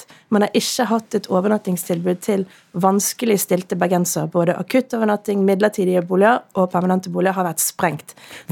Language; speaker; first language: Norwegian; native; Norwegian